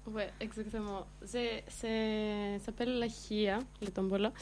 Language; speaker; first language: French; non-native, learner; Greek